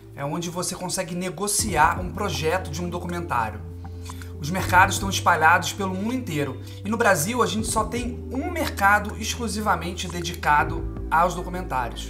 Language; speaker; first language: Portuguese; native; Portuguese